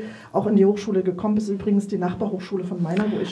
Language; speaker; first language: German; native; German